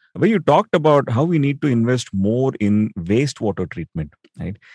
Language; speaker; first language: English; non-native, local second language; Tamil